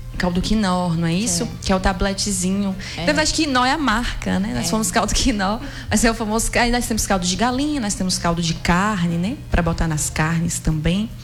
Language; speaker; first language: Portuguese; native; Portuguese